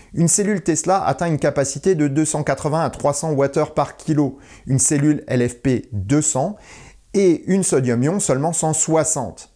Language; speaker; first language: French; native; French